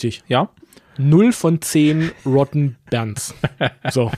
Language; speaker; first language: German; native; German